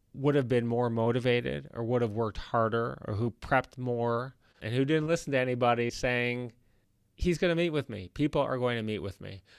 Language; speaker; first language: English; native; English